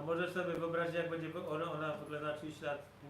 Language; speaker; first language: Polish; native; Polish